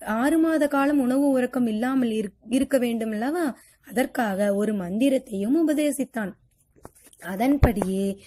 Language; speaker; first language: Tamil; native; Tamil